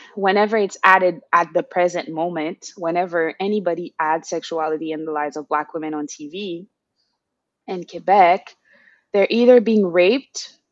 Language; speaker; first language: English; non-native, fluent; Haitian Creole